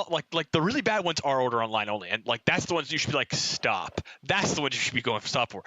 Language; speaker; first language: English; native; English